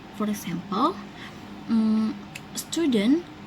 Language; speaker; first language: English; non-native, learner; Indonesian